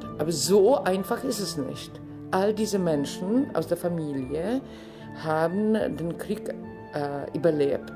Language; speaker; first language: German; non-native, fluent; Polish